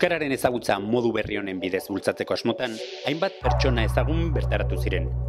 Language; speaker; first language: Basque; native; Basque